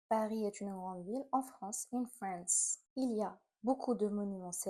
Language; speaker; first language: French; non-native, fluent; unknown